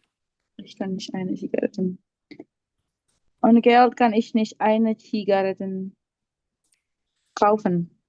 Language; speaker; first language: German; non-native, learner; Indonesian